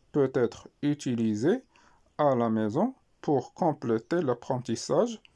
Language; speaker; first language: French; non-native, local second language; Arabic